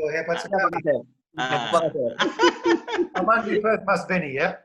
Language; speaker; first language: Indonesian; non-native, fluent; English